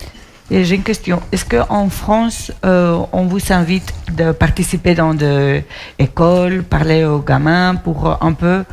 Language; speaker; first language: French; non-native, fluent; Spanish